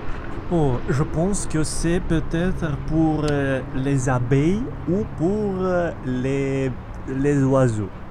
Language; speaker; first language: French; non-native, learner; Russian